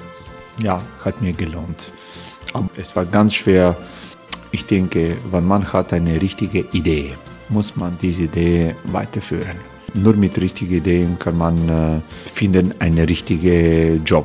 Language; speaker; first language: German; non-native, fluent; Croatian